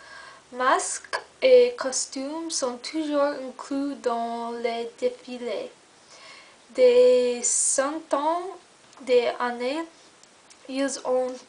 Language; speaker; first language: French; non-native, learner; English